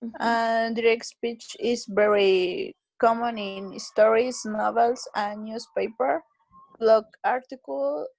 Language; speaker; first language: English; non-native, learner; Spanish